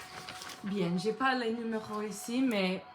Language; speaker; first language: French; non-native, learner; English